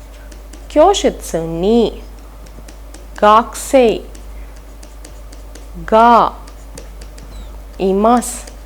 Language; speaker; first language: Japanese; non-native, fluent; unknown